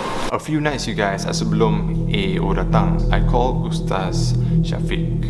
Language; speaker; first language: English; non-native, local second language; Malay